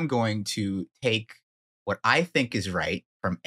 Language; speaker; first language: English; native; English